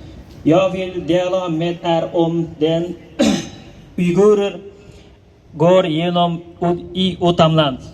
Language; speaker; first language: Swedish; non-native, learner; Uyghur